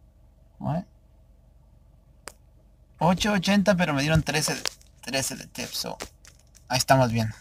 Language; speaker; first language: Spanish; early bilingual, heritage; Spanish